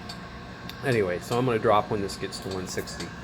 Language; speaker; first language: English; native; English